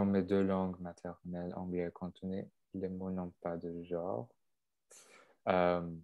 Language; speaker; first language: French; non-native, local second language; English